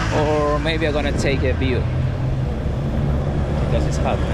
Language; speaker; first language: English; non-native, fluent; Spanish